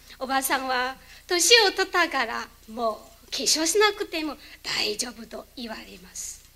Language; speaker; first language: Japanese; non-native, learner; Chinese